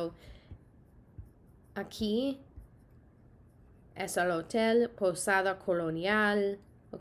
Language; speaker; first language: Spanish; non-native, fluent; English